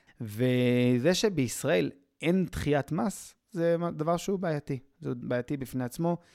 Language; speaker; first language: Hebrew; native; Hebrew